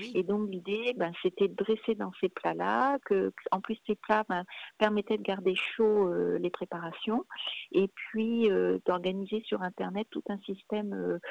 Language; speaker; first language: French; native; French